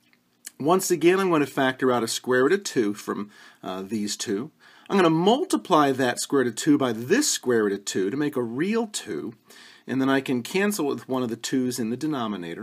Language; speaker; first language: English; native; English